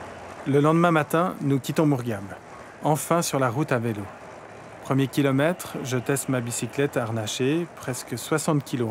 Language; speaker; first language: French; native; French